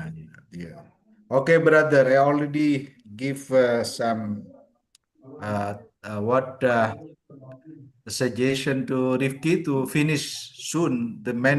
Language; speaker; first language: English; non-native, learner; Indonesian